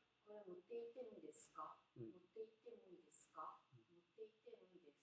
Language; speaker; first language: Japanese; non-native, learner; Korean